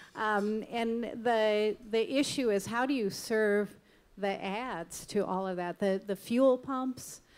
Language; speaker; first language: English; native; English